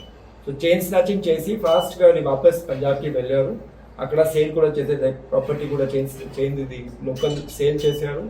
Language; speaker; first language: Telugu; non-native, local second language; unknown